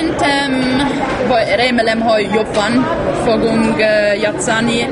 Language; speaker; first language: Hungarian; non-native, learner; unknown